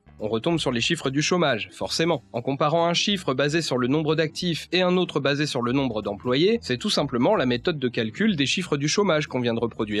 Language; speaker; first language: French; native; French